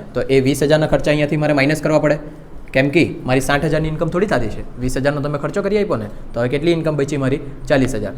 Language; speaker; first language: Gujarati; non-native, local second language; Hindi